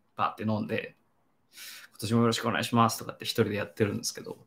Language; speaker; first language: Japanese; native; Japanese